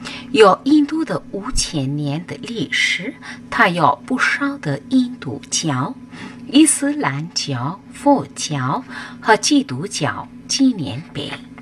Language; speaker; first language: Chinese; non-native, fluent; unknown